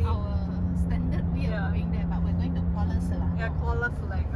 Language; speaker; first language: English; non-native, fluent; Korean